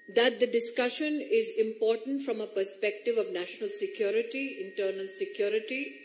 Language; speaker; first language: English; non-native, local second language; Hindi